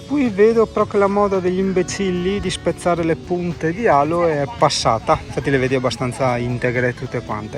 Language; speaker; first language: Italian; native; Italian